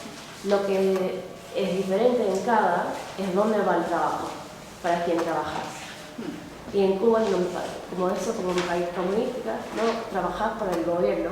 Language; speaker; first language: Spanish; non-native, fluent; English